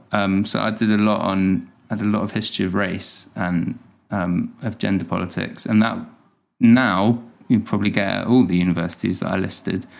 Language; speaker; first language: English; native; English